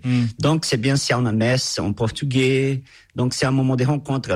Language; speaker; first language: French; non-native, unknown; Portuguese